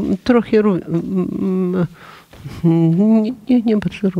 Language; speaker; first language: Polish; non-native, learner; Russian